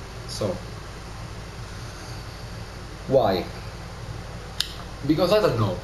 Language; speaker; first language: English; non-native, learner; Italian